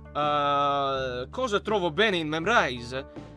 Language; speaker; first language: Italian; non-native, learner; Russian